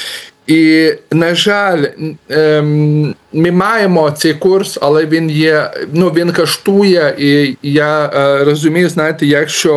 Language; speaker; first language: Ukrainian; non-native, learner; Lithuanian